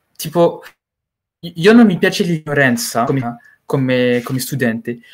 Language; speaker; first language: Italian; non-native, learner; Malagasy